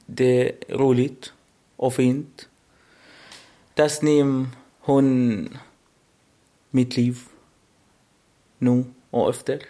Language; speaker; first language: Swedish; non-native, learner; Arabic